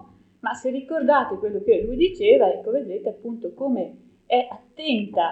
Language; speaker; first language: Italian; native; Italian